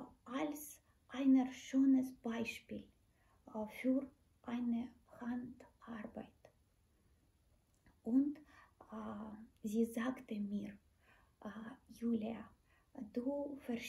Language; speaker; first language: German; non-native, learner; Ukrainian